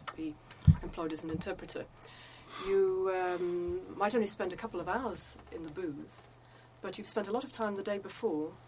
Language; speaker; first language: English; native; English